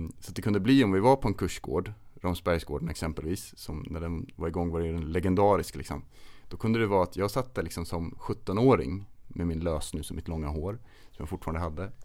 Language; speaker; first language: Swedish; native; Swedish